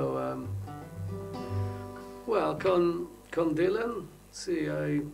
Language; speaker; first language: Spanish; non-native, learner; English